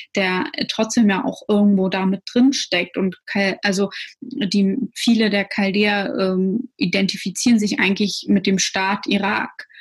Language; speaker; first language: German; early bilingual, other home language; Russian